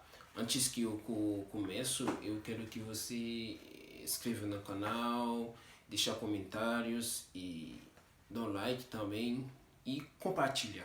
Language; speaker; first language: Portuguese; non-native, fluent; Haitian Creole